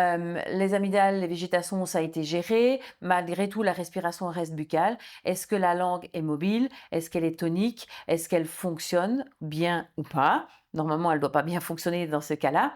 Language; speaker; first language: French; native; French